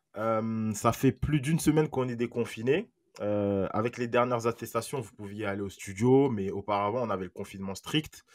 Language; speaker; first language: French; native; French